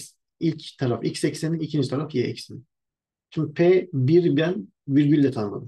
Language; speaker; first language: Turkish; native; Turkish